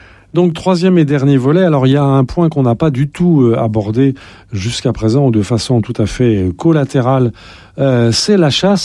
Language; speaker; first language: French; native; French